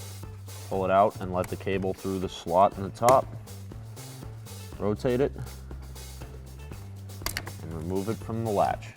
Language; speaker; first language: English; native; English